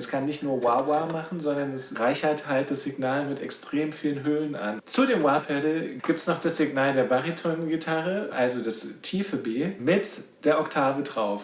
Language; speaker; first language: German; native; German